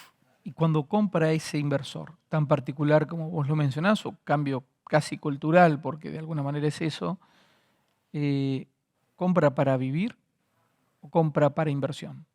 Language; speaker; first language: Spanish; native; Spanish